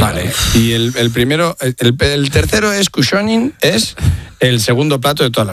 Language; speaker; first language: Spanish; native; Spanish